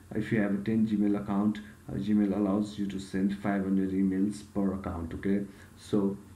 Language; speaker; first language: English; non-native, local second language; Nepali